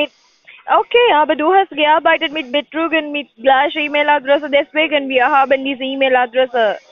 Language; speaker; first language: German; non-native, learner; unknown